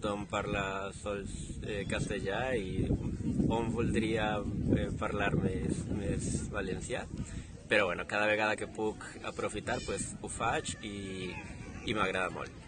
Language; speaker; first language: Catalan; non-native, fluent; Spanish